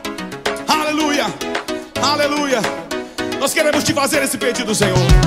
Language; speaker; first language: Portuguese; native; Portuguese